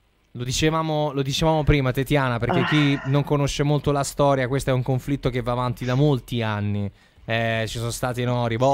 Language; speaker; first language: Italian; native; Italian